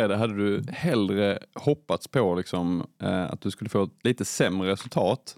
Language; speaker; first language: Swedish; native; Swedish